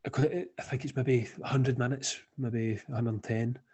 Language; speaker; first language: English; native; English